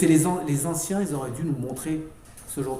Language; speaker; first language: French; native; French